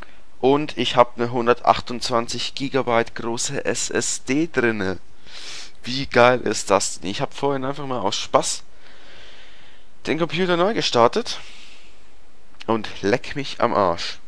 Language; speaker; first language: German; native; German